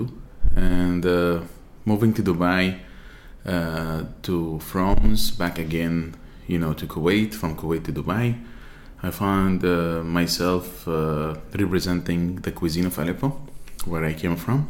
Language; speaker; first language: English; non-native, fluent; Arabic